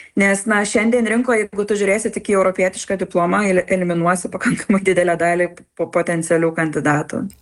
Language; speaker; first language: Lithuanian; native; Lithuanian